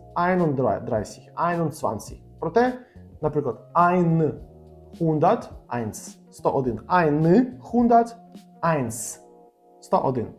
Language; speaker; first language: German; non-native, fluent; Ukrainian